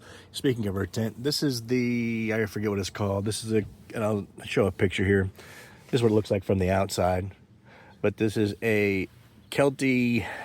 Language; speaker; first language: English; native; English